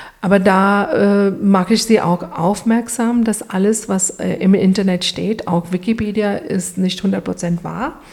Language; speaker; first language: German; non-native, fluent; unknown